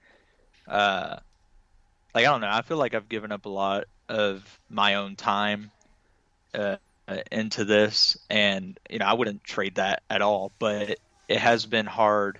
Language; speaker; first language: English; native; English